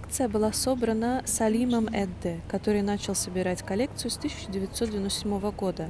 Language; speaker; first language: Russian; native; Russian